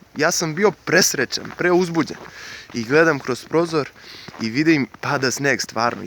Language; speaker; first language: Bosnian; non-native, fluent; Portuguese